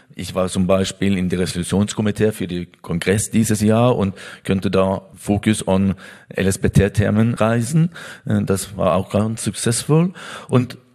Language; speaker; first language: German; non-native, fluent; Norwegian